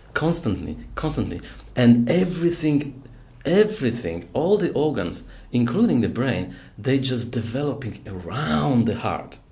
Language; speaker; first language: English; non-native, fluent; Polish